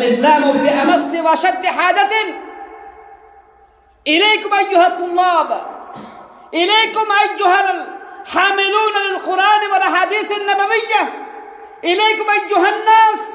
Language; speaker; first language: Arabic; non-native, fluent; Urdu